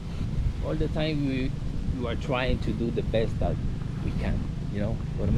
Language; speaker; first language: English; non-native, fluent; Spanish